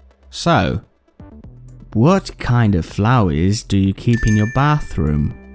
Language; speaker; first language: English; non-native, fluent; Polish